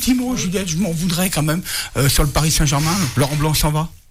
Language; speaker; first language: French; native; French